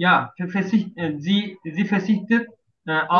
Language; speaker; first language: German; non-native, learner; Turkish